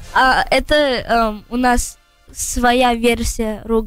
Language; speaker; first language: Russian; early bilingual, heritage; Russian